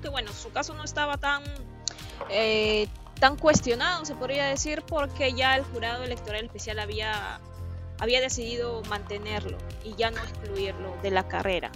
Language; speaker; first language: Spanish; native; Spanish